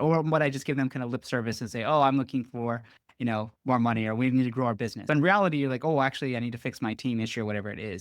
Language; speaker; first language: English; native; English